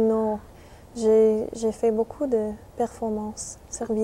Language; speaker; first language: French; non-native, fluent; English